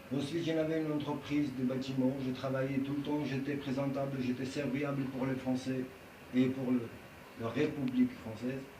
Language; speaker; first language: French; non-native, learner; Georgian